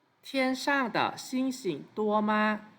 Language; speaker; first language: Chinese; non-native, fluent; Thai